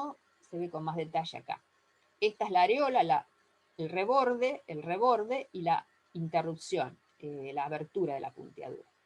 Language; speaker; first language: Spanish; native; Spanish